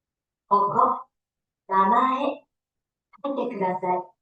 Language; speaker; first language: Japanese; non-native, learner; Indonesian